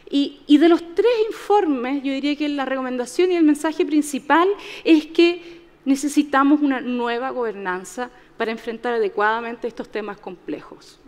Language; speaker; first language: Spanish; native; Spanish